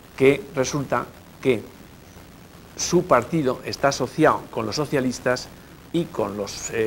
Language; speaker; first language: Spanish; native; Spanish